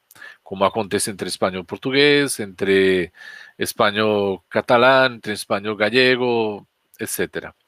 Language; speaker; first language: Portuguese; non-native, fluent; Spanish